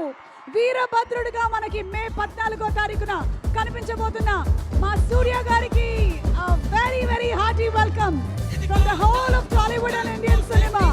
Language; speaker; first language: Telugu; native; Telugu